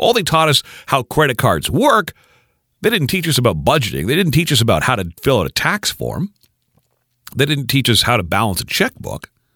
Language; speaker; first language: English; native; English